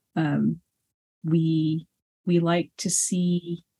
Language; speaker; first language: English; early bilingual, other home language; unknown